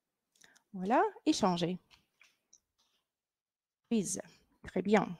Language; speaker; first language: French; non-native, fluent; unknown